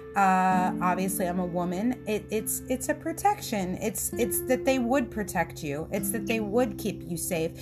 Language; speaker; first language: English; early bilingual, other home language; Italian